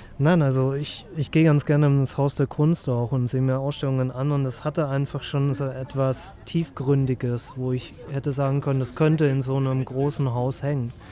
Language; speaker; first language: German; native; German